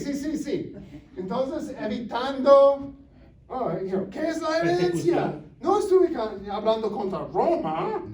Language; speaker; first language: Spanish; non-native, fluent; English